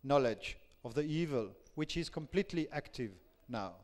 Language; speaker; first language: English; non-native, fluent; French